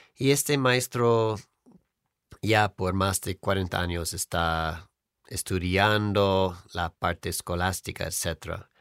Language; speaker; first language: Spanish; non-native, fluent; English